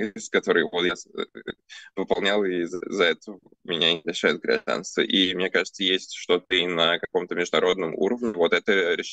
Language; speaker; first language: Russian; early bilingual, other home language; Armenian